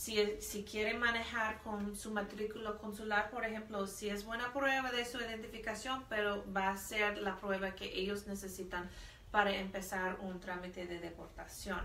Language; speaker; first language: Spanish; non-native, fluent; English